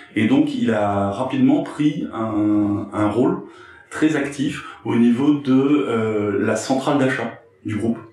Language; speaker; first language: French; native; French